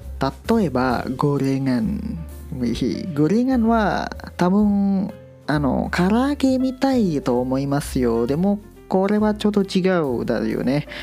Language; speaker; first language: Japanese; non-native, learner; Indonesian